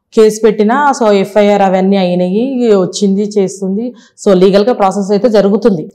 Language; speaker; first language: Telugu; native; Telugu